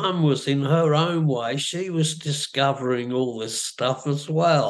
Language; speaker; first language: English; native; English